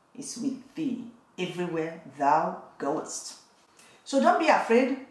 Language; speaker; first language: English; non-native, local second language; Igbo